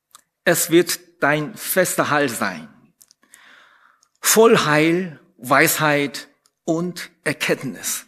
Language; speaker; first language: German; non-native, fluent; Chinese